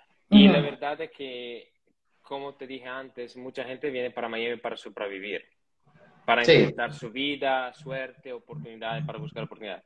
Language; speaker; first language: Spanish; non-native, fluent; Italian